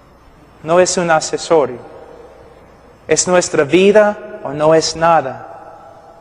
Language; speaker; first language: Spanish; non-native, fluent; English